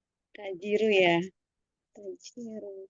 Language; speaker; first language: Arabic; non-native, learner; Indonesian